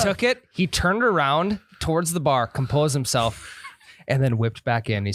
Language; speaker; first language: English; native; English